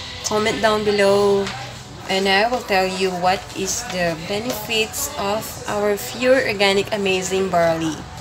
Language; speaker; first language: English; non-native, local second language; Filipino